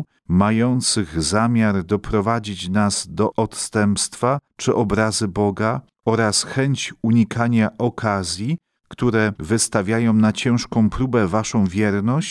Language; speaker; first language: Polish; native; Polish